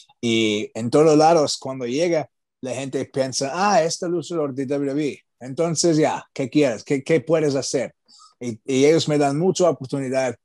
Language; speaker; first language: Spanish; non-native, learner; English